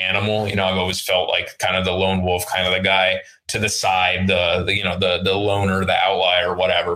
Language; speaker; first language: English; early bilingual, other home language; Russian